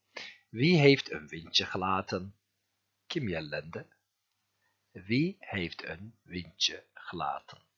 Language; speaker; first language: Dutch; non-native, fluent; Turkish